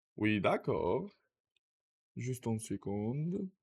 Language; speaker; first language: French; non-native, learner; Russian